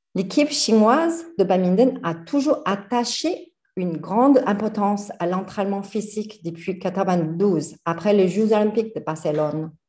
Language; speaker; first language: French; non-native, fluent; Chinese